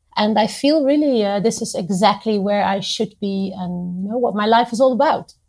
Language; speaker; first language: English; non-native, fluent; Dutch